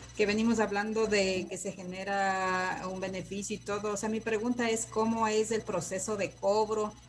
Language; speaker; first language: Spanish; native; Spanish